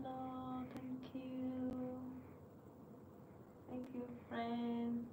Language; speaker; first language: English; non-native, learner; Vietnamese